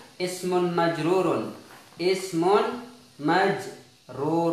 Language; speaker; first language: Arabic; non-native, learner; Indonesian